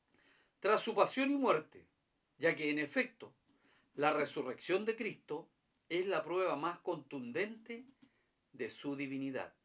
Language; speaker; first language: Spanish; native; Spanish